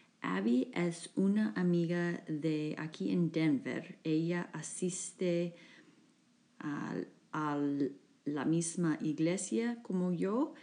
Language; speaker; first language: Spanish; non-native, fluent; English